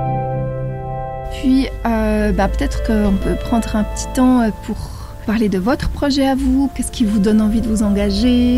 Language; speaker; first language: French; native; French